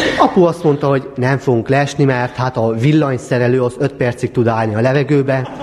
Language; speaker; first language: Hungarian; native; Hungarian